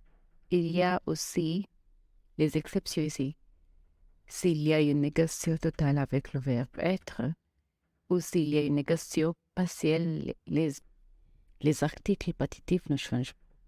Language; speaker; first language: French; non-native, fluent; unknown